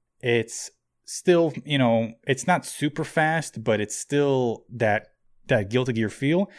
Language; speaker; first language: English; native; English